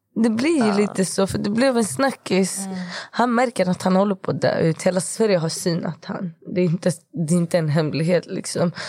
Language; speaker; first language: Swedish; early bilingual, other home language; Kurdish